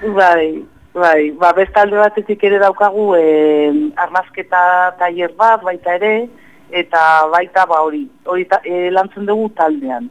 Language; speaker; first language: Basque; non-native, fluent; Spanish